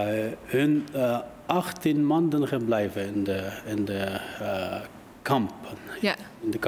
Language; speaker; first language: Dutch; non-native, learner; Uyghur